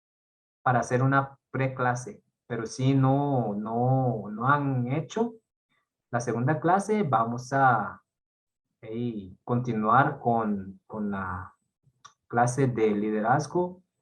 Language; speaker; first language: Spanish; non-native, fluent; Korean